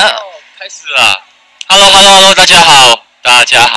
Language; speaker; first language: Chinese; early bilingual, heritage; Chinese